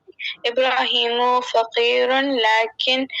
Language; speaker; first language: Arabic; non-native, learner; Urdu